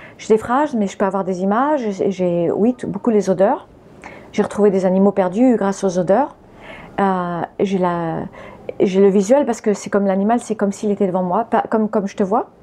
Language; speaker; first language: French; early bilingual, other home language; English